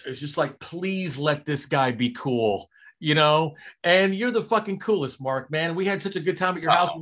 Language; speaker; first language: English; native; English